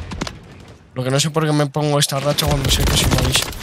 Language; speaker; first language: Spanish; native; Spanish